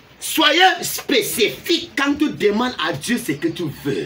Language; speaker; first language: French; non-native, local second language; English